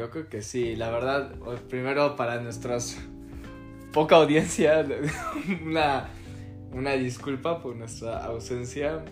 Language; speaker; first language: Spanish; native; Spanish